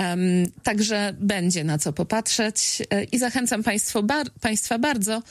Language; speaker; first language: Polish; native; Polish